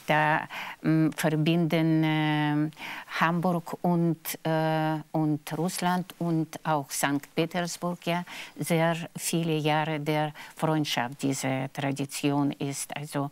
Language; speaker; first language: German; non-native, fluent; Russian